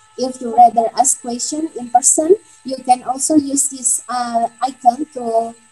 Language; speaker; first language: English; non-native, fluent; Indonesian